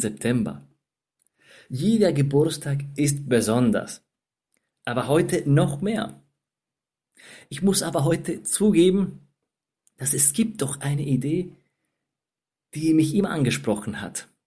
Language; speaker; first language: German; non-native, fluent; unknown